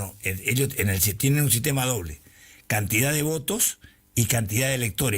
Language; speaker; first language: Spanish; native; Spanish